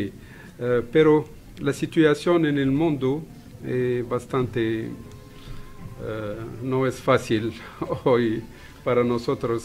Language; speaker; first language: Spanish; non-native, fluent; Arabic